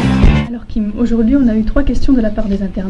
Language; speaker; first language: French; native; French